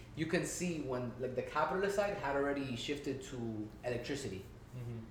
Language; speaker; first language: English; early bilingual, heritage; Spanish